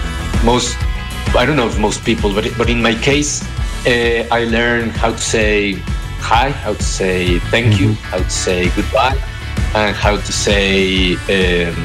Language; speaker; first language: English; non-native, fluent; Spanish